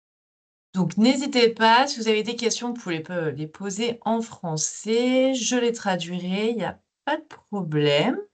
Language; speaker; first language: French; native; French